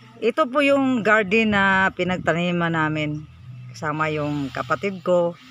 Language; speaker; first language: Filipino; non-native, local second language; Cebuano